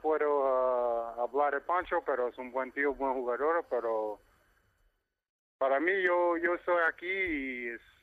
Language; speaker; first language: Spanish; non-native, learner; English